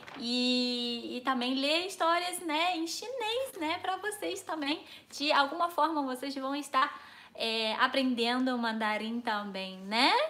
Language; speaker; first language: Portuguese; non-native, fluent; Chinese